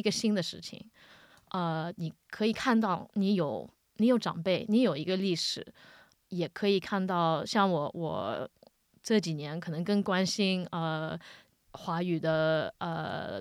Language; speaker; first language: Chinese; early bilingual, heritage; Wu Chinese